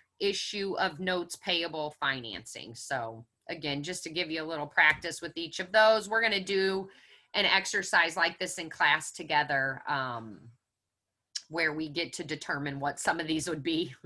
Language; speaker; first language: English; native; English